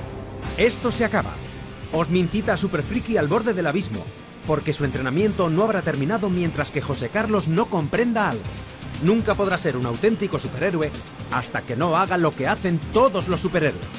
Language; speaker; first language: Spanish; native; Spanish